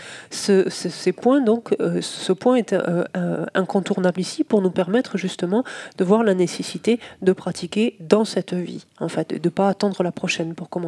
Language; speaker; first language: French; native; French